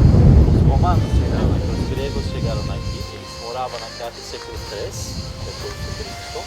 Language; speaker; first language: Portuguese; non-native, fluent; Turkish